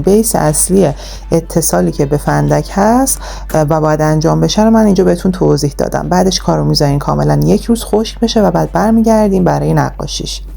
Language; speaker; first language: Persian; native; Persian